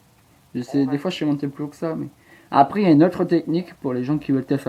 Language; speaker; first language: French; native; French